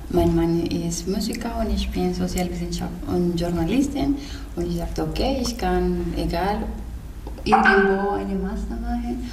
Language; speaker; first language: German; non-native, learner; Spanish